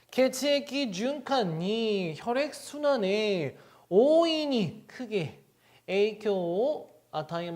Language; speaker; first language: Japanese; non-native, fluent; Korean